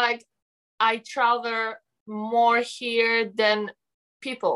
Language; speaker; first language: English; non-native, learner; Polish